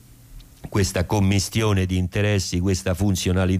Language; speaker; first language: Italian; native; Italian